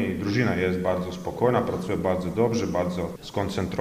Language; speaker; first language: Polish; non-native, fluent; Croatian